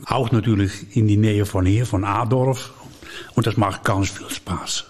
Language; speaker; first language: German; non-native, learner; Dutch